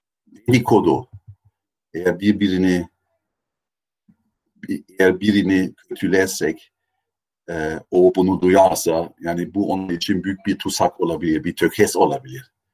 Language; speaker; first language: Turkish; non-native, fluent; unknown